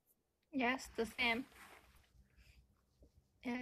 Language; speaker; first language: English; non-native, learner; Chinese